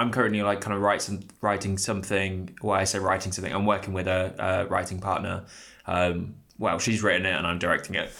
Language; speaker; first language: English; native; English